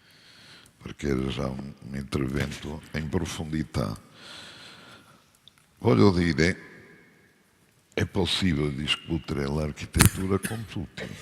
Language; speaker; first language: Italian; non-native, fluent; Portuguese